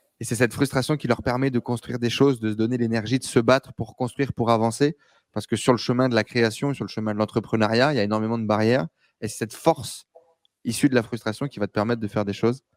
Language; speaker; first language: French; native; French